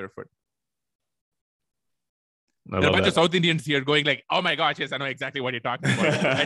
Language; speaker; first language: English; non-native, local second language; Tamil